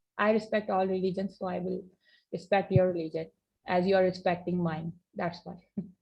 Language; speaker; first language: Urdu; native; Urdu